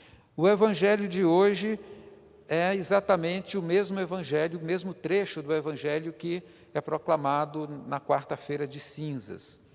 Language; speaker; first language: Portuguese; native; Portuguese